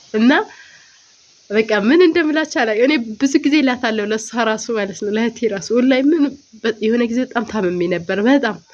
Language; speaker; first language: Amharic; non-native, local second language; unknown